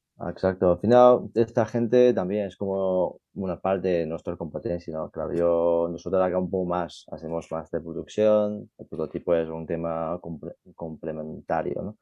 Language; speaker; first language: Spanish; non-native, fluent; Chinese